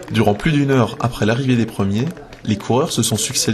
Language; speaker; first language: French; native; French